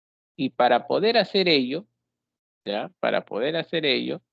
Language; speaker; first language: Spanish; native; Spanish